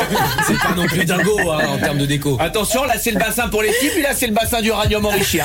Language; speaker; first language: French; native; French